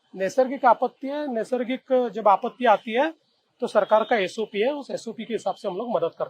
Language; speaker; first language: Hindi; non-native, local second language; Marathi